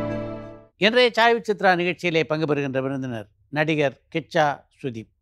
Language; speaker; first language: Tamil; native; Tamil